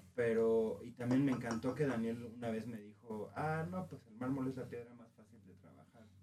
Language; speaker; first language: Spanish; native; Spanish